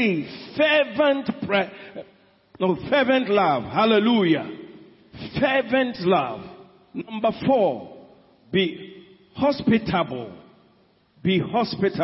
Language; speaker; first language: English; non-native, local second language; Akan